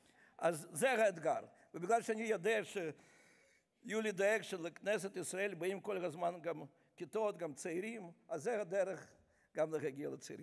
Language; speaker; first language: Hebrew; non-native, fluent; Russian